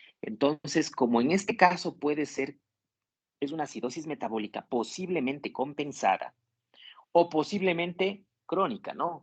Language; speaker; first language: Spanish; native; Spanish